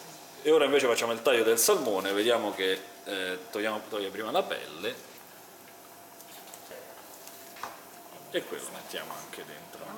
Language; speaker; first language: Italian; native; Italian